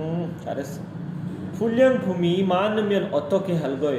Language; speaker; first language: Korean; non-native, learner; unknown